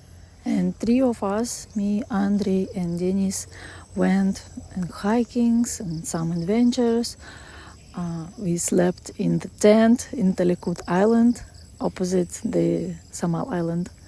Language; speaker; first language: English; non-native, fluent; Russian